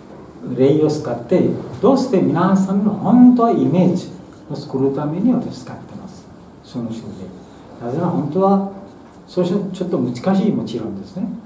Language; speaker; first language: Japanese; non-native, fluent; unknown